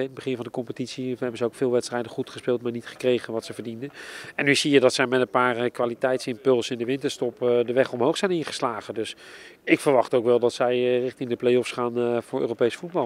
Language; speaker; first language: Dutch; native; Dutch